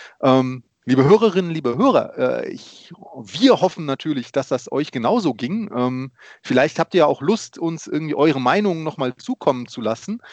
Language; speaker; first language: German; early bilingual, other home language; Polish